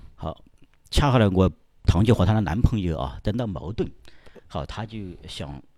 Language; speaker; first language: Chinese; native; Chinese